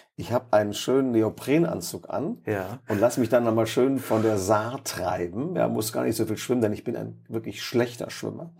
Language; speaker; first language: German; native; German